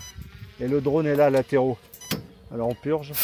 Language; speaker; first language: French; native; French